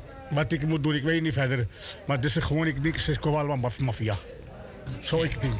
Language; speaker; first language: Dutch; non-native, learner; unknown